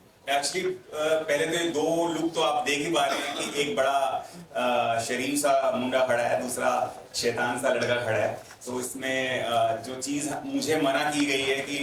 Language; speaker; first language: Hindi; native; Hindi